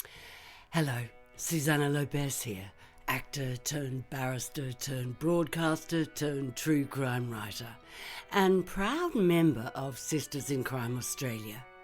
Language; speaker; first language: English; native; English